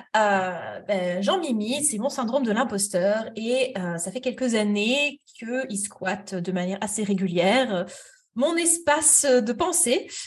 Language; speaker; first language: French; native; French